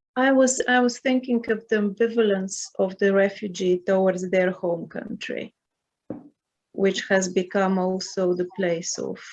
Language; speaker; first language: English; non-native, fluent; Bulgarian